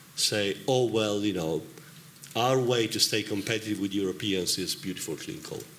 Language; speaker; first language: English; non-native, fluent; Italian